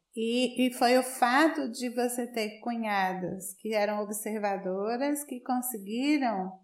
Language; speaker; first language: Portuguese; native; Portuguese